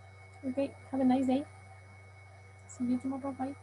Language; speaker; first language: English; non-native, learner; Spanish